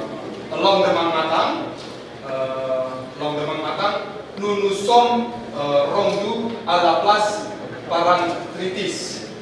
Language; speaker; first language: French; non-native, learner; Indonesian